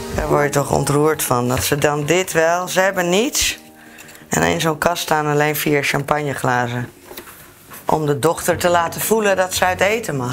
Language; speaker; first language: Dutch; native; Dutch